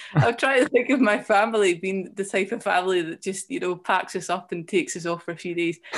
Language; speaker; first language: English; native; English